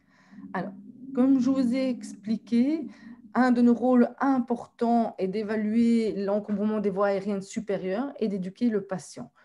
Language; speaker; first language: French; native; French